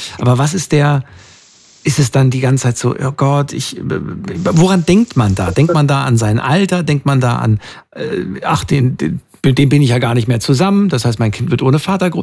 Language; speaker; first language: German; native; German